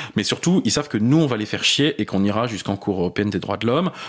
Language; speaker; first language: French; native; French